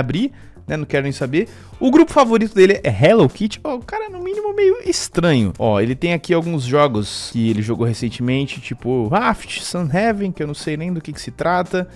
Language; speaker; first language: Portuguese; native; Portuguese